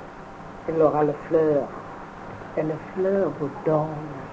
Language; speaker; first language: French; non-native, fluent; Vietnamese